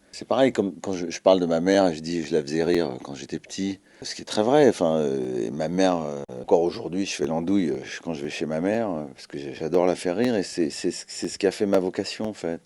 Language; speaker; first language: French; native; French